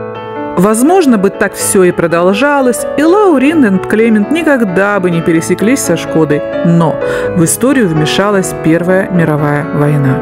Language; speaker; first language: Russian; native; Russian